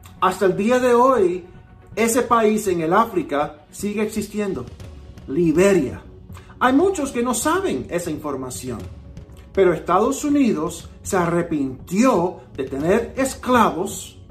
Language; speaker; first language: Spanish; early bilingual, heritage; Spanish